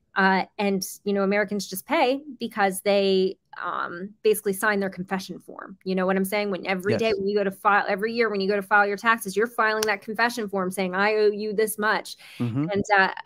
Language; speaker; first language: English; native; English